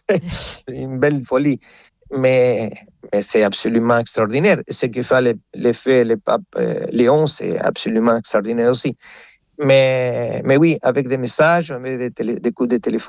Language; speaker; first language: French; non-native, fluent; Spanish